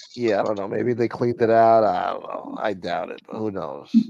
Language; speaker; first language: English; native; English